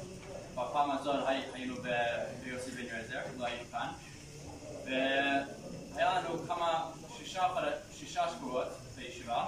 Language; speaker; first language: Hebrew; non-native, fluent; English